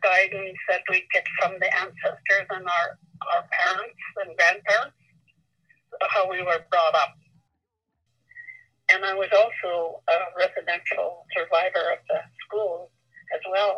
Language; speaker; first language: English; non-native, fluent; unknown